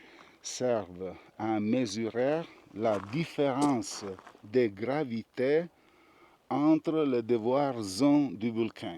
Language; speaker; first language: French; non-native, learner; Italian